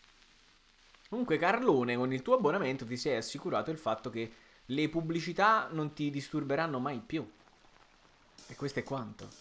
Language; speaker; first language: Italian; native; Italian